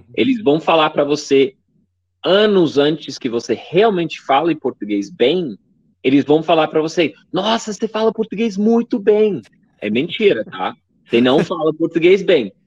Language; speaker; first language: Portuguese; non-native, fluent; English